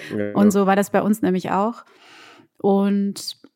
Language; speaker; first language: German; early bilingual, other home language; Portuguese